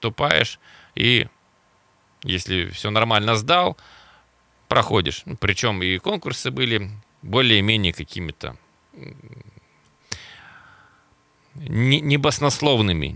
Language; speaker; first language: Russian; native; Russian